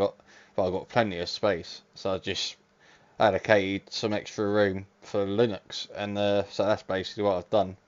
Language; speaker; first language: English; native; English